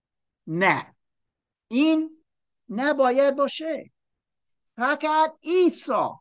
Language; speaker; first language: Persian; non-native, learner; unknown